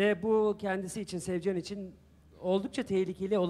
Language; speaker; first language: Turkish; native; Turkish